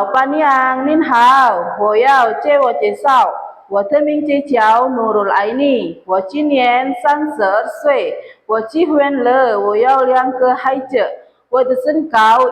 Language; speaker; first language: Chinese; non-native, learner; Indonesian